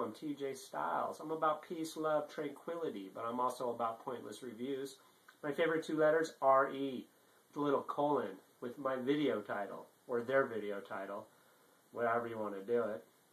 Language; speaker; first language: English; native; English